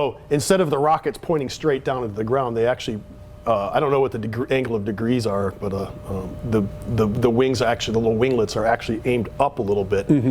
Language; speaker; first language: English; native; English